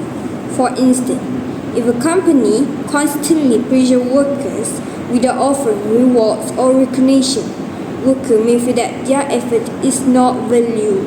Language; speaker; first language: English; non-native, learner; Malay